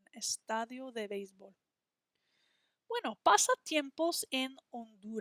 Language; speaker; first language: Spanish; non-native, fluent; English